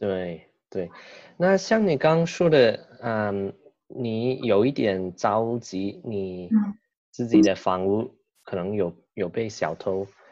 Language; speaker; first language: Chinese; non-native, fluent; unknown